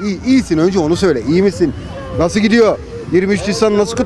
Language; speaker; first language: Turkish; native; Turkish